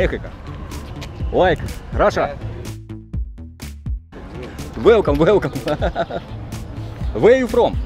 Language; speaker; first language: English; non-native, learner; Russian